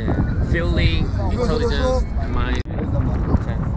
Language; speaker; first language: English; non-native, learner; Japanese